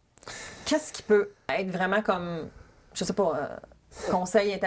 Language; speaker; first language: French; native; French